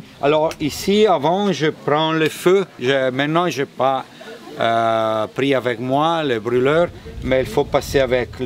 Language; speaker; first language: French; non-native, fluent; Italian